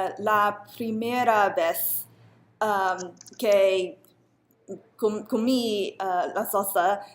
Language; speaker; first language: Spanish; non-native, learner; English